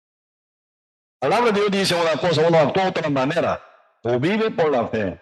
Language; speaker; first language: Spanish; non-native, learner; Korean